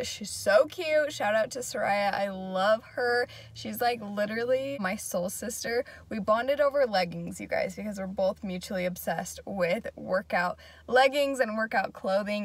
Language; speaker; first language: English; native; English